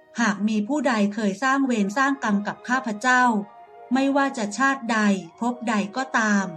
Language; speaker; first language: Thai; native; Thai